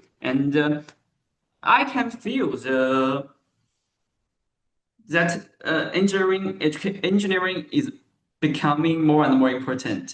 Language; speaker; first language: English; non-native, learner; Chinese